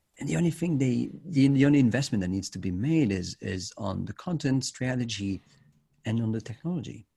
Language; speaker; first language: English; non-native, fluent; French